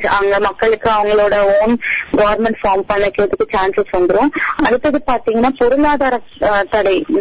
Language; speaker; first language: Tamil; non-native, local second language; Telugu